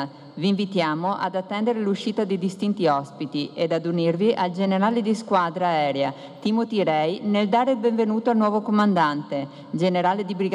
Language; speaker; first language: Italian; native; Italian